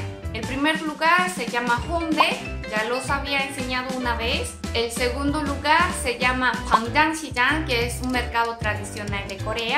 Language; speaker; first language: Spanish; non-native, fluent; Korean